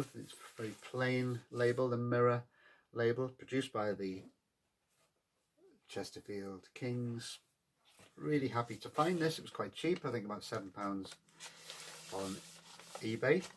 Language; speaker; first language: English; native; English